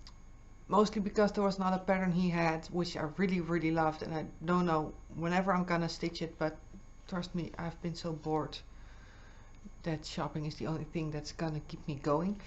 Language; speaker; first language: English; non-native, fluent; Dutch